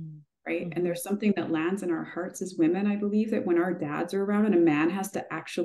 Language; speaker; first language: English; native; English